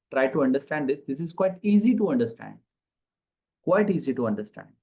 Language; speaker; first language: English; non-native, local second language; Marathi